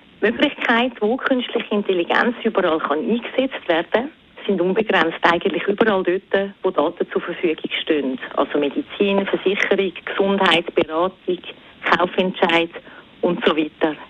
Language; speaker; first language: German; native; German